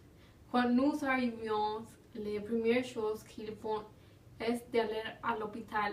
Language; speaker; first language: French; non-native, learner; English